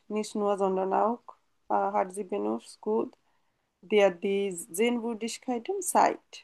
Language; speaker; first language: German; non-native, fluent; Bangla